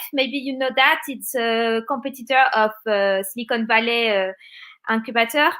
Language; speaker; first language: English; non-native, learner; French